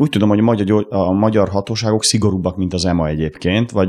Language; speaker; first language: Hungarian; native; Hungarian